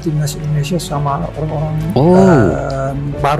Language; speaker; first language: Indonesian; non-native, fluent; Dutch